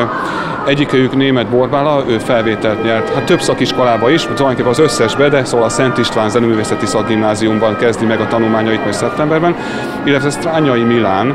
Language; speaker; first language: Hungarian; native; Hungarian